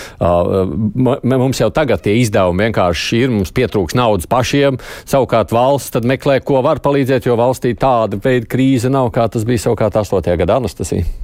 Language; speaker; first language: Latvian; native; Latvian